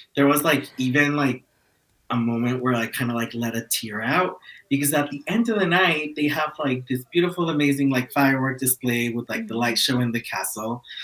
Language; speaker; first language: English; early bilingual, other home language; Spanish